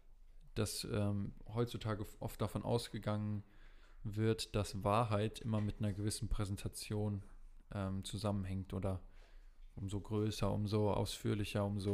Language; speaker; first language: German; native; German